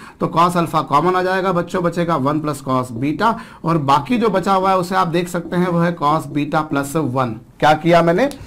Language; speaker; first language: Hindi; native; Hindi